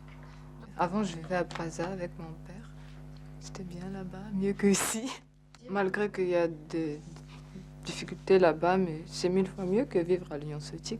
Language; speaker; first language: French; non-native, fluent; Russian